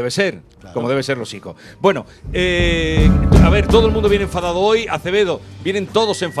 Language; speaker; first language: Spanish; native; Spanish